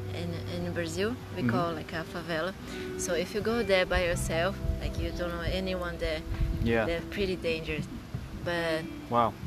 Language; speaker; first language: English; non-native, learner; Portuguese